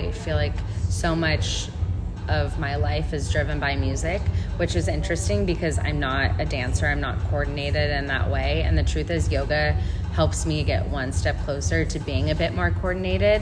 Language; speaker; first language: English; native; English